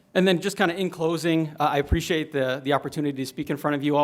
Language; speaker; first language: English; native; English